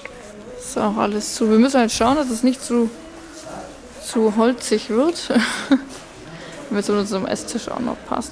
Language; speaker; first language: German; native; German